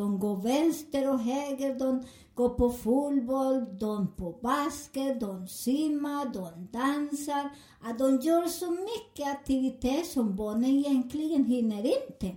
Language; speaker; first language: Swedish; non-native, learner; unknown